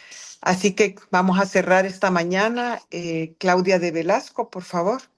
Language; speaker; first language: Spanish; native; Spanish